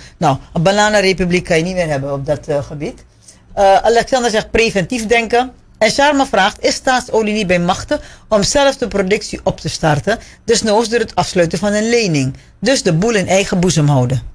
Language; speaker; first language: Dutch; native; Dutch